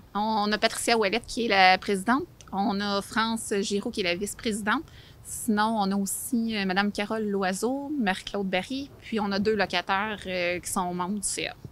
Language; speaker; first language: French; native; French